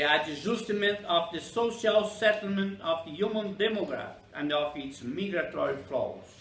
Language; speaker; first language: English; non-native, fluent; Portuguese